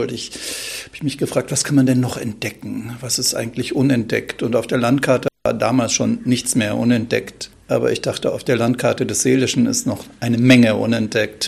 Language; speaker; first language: German; native; German